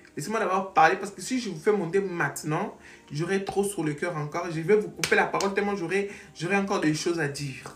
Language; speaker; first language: French; non-native, fluent; Portuguese